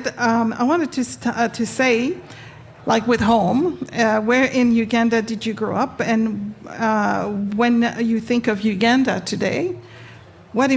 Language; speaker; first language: English; non-native, fluent; Amharic